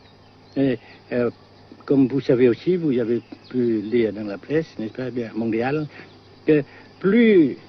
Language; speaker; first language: French; non-native, local second language; Vietnamese